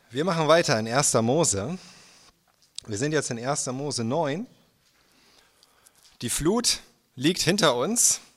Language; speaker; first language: German; native; German